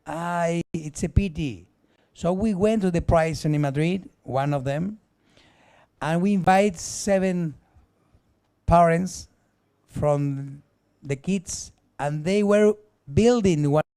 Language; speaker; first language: English; non-native, learner; Spanish